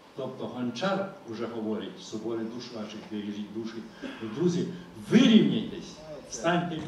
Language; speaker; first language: Ukrainian; native; Ukrainian